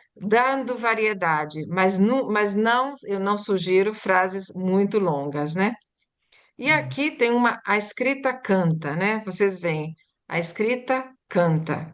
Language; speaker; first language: Portuguese; early bilingual, other home language; Italian